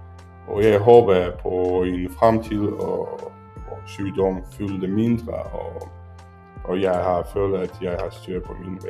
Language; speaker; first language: Danish; non-native, learner; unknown